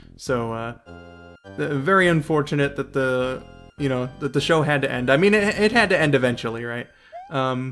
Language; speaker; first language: English; native; English